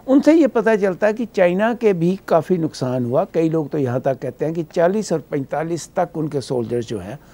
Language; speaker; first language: Hindi; native; Hindi